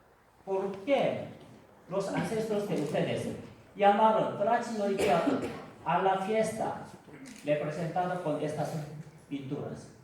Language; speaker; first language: Spanish; non-native, fluent; Korean